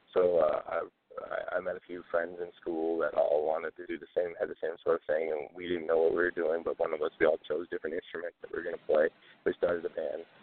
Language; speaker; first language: English; native; English